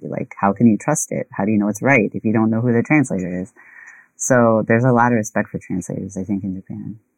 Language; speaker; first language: English; native; English